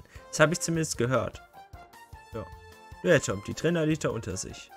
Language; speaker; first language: German; native; German